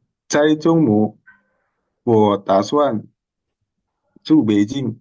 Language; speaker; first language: Chinese; non-native, learner; Indonesian